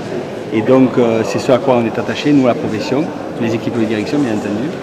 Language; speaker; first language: French; native; French